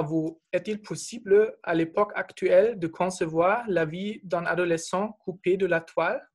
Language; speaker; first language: French; non-native, fluent; German